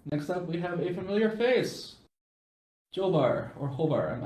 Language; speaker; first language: English; native; English